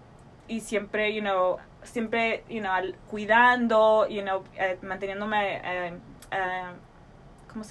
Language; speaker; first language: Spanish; early bilingual, heritage; Spanish